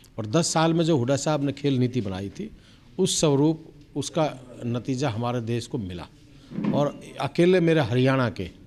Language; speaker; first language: Hindi; native; Hindi